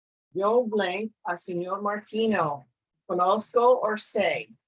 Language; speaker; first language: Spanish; non-native, fluent; English